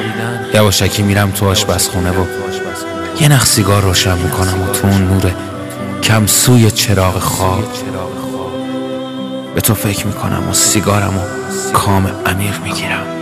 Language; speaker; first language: Persian; native; Persian